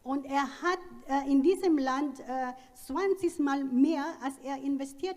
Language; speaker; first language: German; non-native, learner; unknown